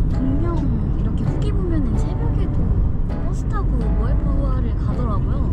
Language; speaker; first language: Korean; native; Korean